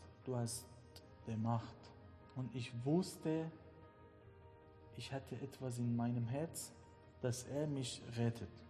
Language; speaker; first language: German; non-native, learner; Persian